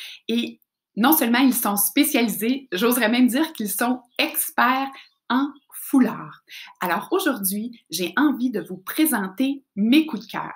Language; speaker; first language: French; native; French